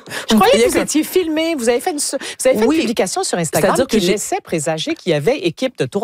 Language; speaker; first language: French; native; French